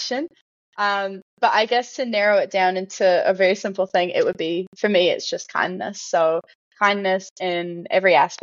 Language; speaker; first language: English; native; English